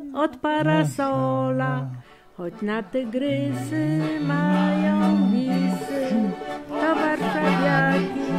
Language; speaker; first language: Polish; native; Polish